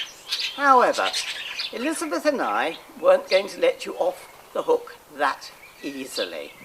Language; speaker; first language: English; native; English